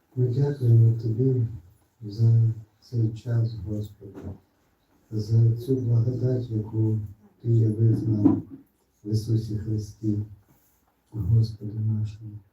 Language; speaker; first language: Ukrainian; non-native, local second language; Russian